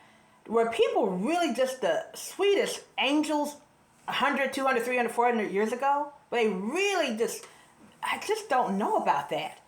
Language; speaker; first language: English; native; English